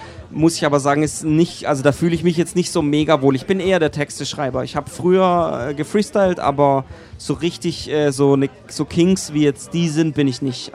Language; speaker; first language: German; native; German